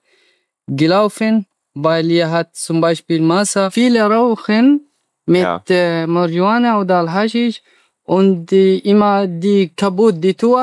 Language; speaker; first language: German; non-native, learner; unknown